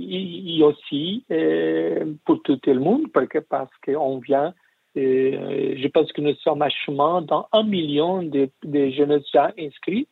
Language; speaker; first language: French; non-native, learner; Portuguese